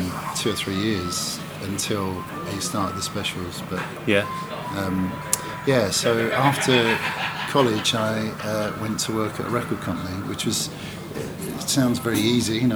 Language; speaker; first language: English; native; English